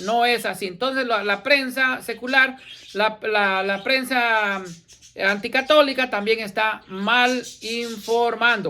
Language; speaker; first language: Spanish; native; Spanish